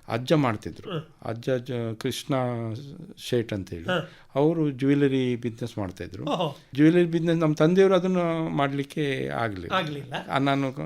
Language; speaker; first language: Kannada; native; Kannada